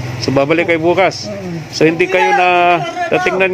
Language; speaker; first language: Filipino; native; Filipino